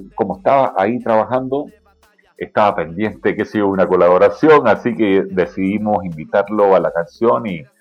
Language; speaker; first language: Spanish; native; Spanish